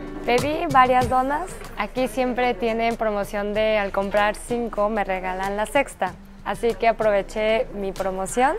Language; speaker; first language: Spanish; non-native, fluent; Korean